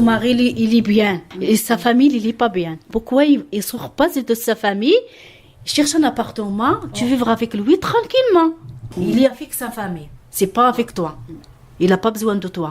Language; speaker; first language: French; non-native, learner; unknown